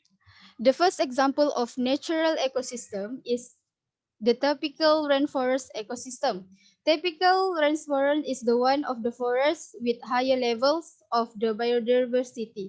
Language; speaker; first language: English; non-native, learner; Indonesian